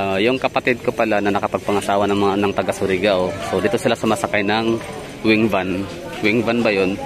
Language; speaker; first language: Filipino; non-native, local second language; Cebuano